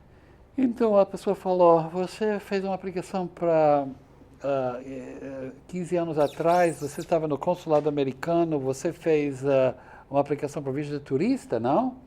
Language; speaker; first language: Portuguese; non-native, fluent; English